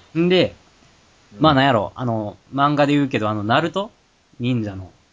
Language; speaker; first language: Japanese; native; Japanese